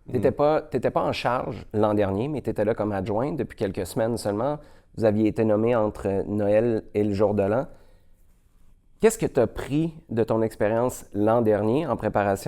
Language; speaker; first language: French; native; French